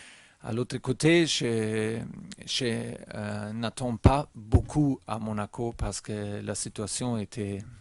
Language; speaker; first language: French; non-native, learner; German